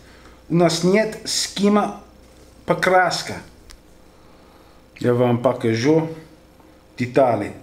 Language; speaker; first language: Russian; non-native, learner; English